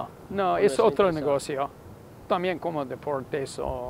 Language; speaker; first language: Spanish; non-native, fluent; English